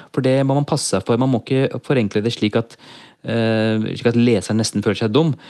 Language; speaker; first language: Norwegian; early bilingual, other home language; Urdu